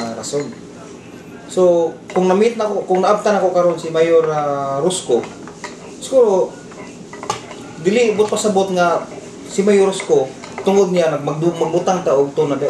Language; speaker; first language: Cebuano; native; Cebuano